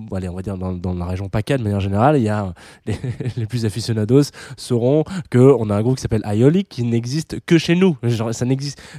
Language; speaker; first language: French; native; French